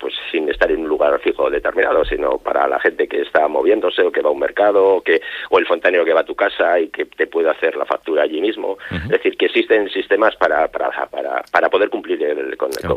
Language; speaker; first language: Spanish; native; Spanish